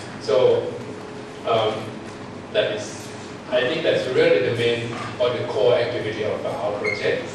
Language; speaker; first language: English; non-native, fluent; Thai